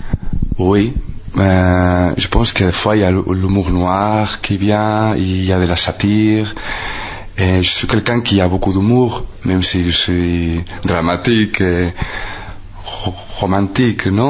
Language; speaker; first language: French; non-native, fluent; Spanish